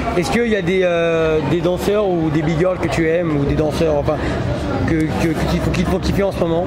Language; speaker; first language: French; native; French